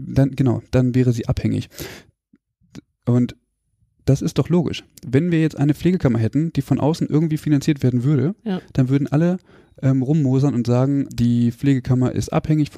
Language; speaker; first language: German; native; German